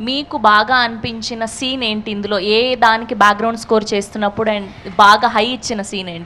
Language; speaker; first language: Telugu; native; Telugu